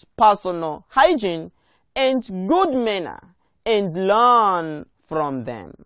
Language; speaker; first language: English; non-native, local second language; Swahili